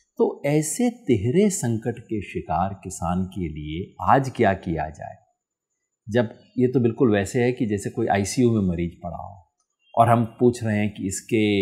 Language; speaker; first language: Hindi; native; Hindi